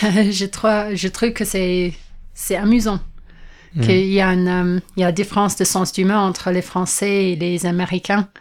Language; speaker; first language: French; non-native, fluent; English